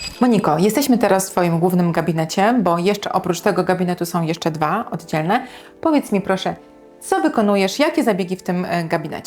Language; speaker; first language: Polish; native; Polish